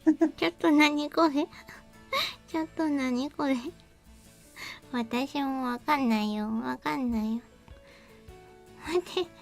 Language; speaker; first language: Japanese; native; Japanese